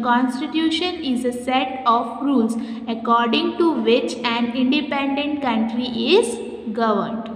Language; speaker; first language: English; non-native, local second language; Hindi